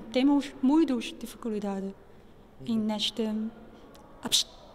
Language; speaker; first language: Portuguese; non-native, local second language; Chinese